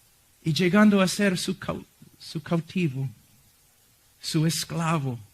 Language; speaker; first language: Spanish; non-native, fluent; English